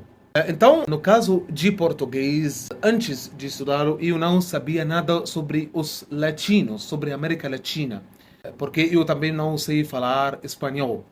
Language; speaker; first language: Portuguese; non-native, fluent; Arabic